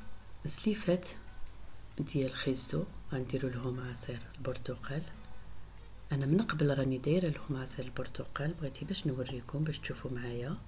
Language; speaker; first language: Arabic; native; Arabic